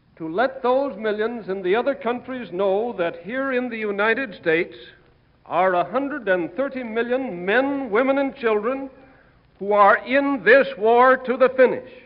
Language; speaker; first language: English; native; English